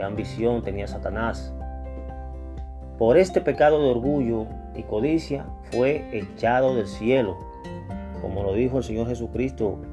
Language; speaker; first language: Spanish; native; Spanish